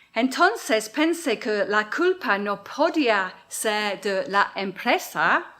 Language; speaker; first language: Spanish; non-native, learner; English